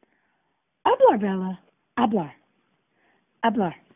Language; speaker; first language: Spanish; non-native, learner; English